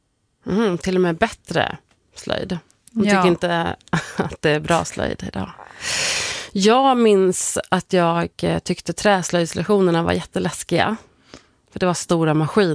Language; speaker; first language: Swedish; native; Swedish